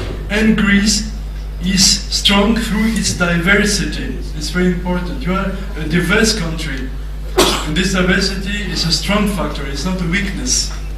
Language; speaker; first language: English; non-native, fluent; French